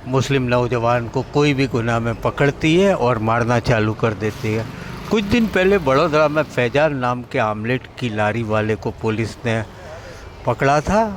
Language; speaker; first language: Hindi; non-native, local second language; Gujarati